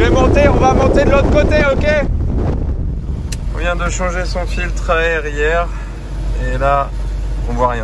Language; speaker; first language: French; native; French